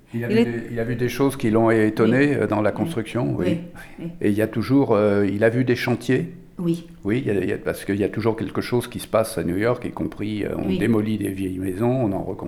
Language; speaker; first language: French; native; French